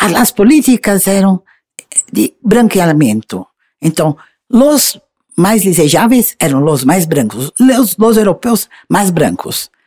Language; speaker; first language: Spanish; non-native, learner; Portuguese